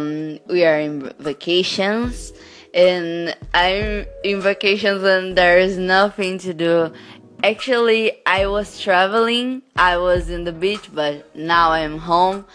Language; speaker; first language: English; non-native, learner; Portuguese